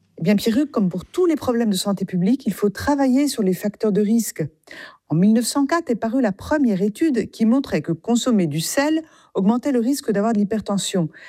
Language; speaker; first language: French; native; French